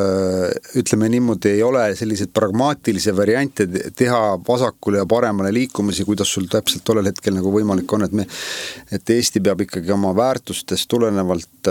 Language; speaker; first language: Estonian; native; Estonian